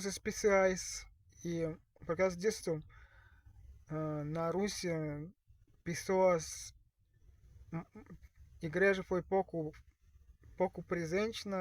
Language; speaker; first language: Portuguese; non-native, learner; Russian